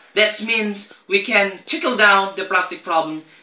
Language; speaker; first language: English; non-native, learner; Indonesian